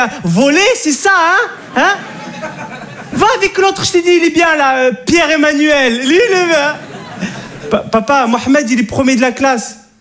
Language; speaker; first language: French; native; French